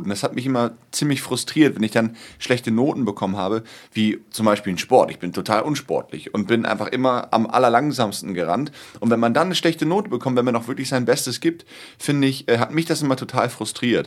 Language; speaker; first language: German; native; German